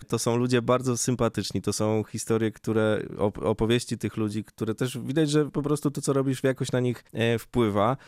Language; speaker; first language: Polish; native; Polish